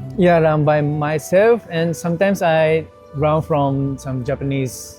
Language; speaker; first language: English; non-native, learner; Japanese